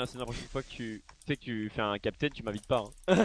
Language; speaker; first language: French; native; French